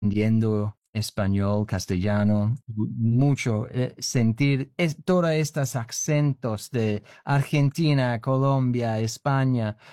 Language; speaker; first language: Spanish; non-native, learner; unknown